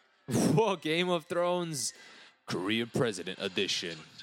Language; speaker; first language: English; early bilingual, other home language; Korean